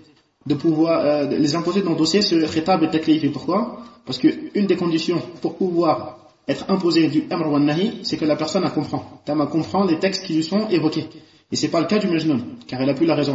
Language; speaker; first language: French; native; French